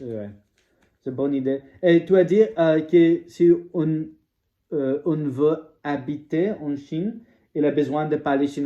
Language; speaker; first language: French; non-native, learner; English